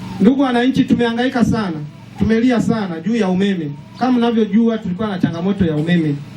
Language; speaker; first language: Swahili; native; Swahili